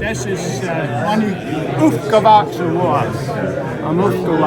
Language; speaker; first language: German; early bilingual, heritage; English